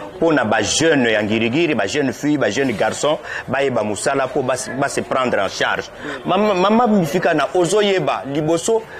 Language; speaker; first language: Lingala; native; Lingala